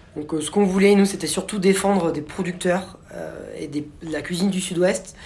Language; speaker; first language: French; native; French